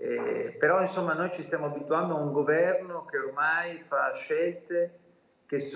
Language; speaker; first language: Italian; native; Italian